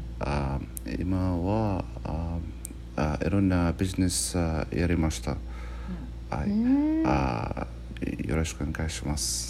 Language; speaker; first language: Japanese; non-native, learner; Arabic